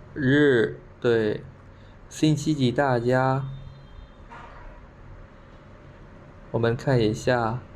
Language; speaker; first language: Chinese; non-native, fluent; Khmer